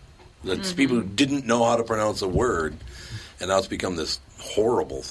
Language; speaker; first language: English; native; English